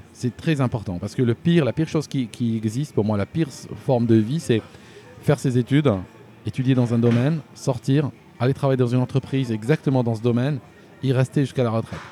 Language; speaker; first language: French; non-native, local second language; Arabic